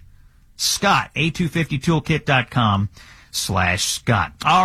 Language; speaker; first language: English; native; English